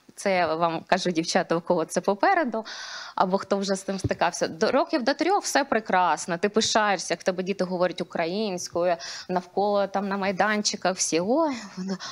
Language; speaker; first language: Ukrainian; non-native, local second language; Russian